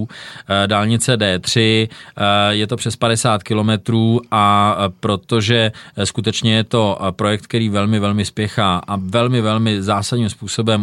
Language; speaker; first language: Czech; native; Czech